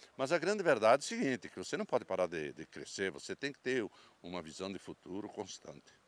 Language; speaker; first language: Portuguese; native; Portuguese